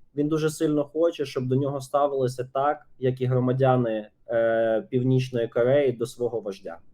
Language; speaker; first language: Ukrainian; native; Ukrainian